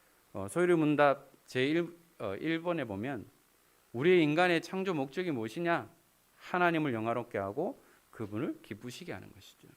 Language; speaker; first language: Korean; native; Korean